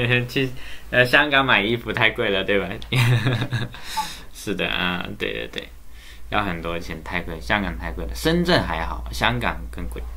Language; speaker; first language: Chinese; native; Chinese